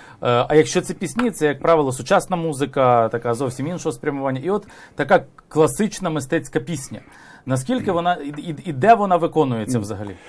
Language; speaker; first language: Ukrainian; native; Ukrainian